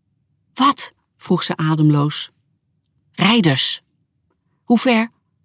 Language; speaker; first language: Dutch; native; Dutch